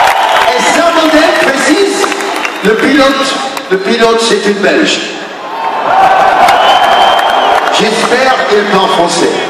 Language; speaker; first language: French; non-native, learner; English